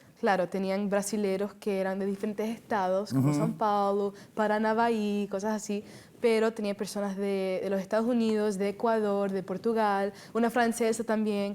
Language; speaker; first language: Spanish; early bilingual, heritage; Spanish